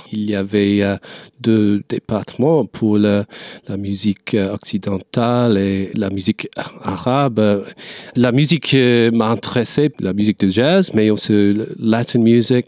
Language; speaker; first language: French; non-native, learner; English